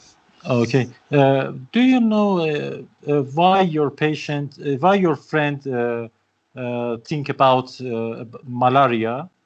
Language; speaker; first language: English; non-native, learner; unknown